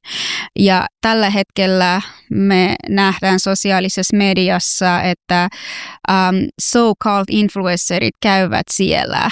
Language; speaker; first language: Finnish; non-native, fluent; Persian